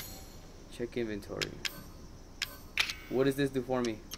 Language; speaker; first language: English; native; English